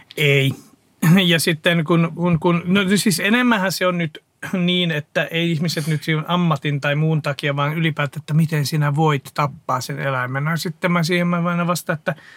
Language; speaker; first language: Finnish; non-native, fluent; Hungarian